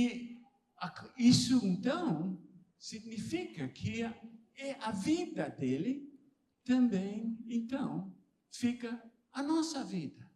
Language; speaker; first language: Portuguese; non-native, fluent; English